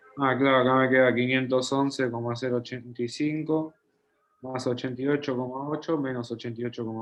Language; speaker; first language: Spanish; native; Spanish